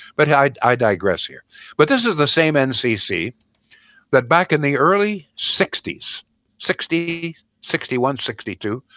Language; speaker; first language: English; native; English